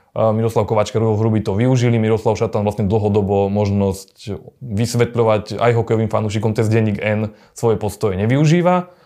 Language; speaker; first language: Slovak; native; Slovak